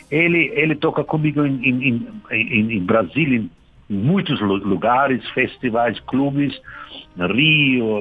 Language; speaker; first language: Portuguese; non-native, learner; German